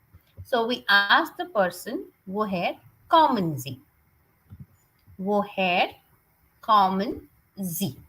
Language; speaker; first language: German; non-native, fluent; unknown